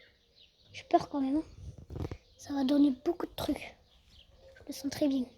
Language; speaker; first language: French; native; French